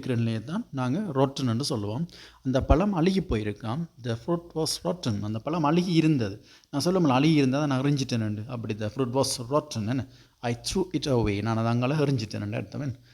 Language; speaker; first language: Tamil; native; Tamil